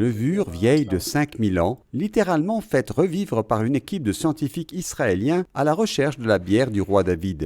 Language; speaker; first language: French; native; French